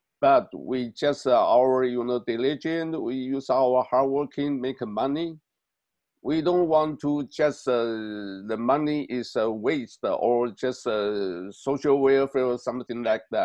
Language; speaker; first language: English; non-native, learner; Chinese